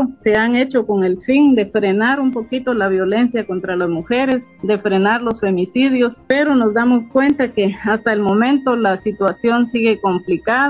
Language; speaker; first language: Spanish; native; Spanish